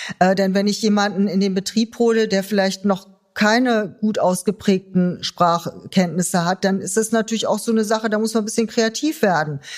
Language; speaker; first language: German; native; German